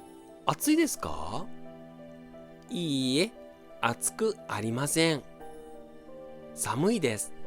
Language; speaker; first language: Japanese; non-native, fluent; Portuguese